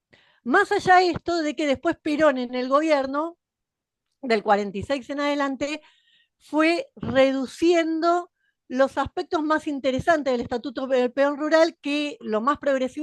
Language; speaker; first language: Spanish; native; Spanish